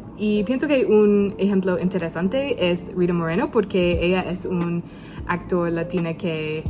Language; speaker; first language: Spanish; non-native, learner; English